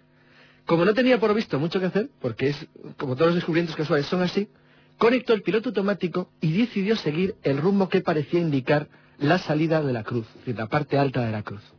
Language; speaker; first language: Spanish; native; Spanish